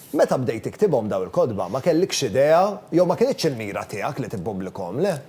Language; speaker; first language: Maltese; native; Maltese